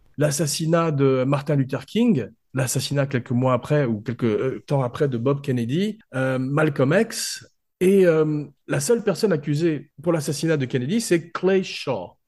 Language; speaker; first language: French; native; French